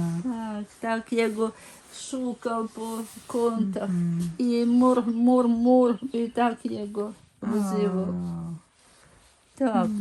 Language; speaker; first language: Polish; non-native, learner; Ukrainian